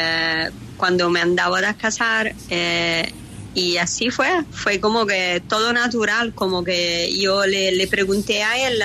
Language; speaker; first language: Spanish; non-native, fluent; Italian